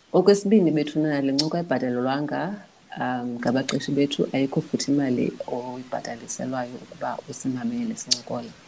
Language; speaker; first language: Xhosa; native; Xhosa